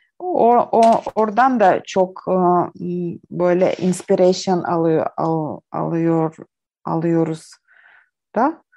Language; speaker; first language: Turkish; non-native, learner; Ukrainian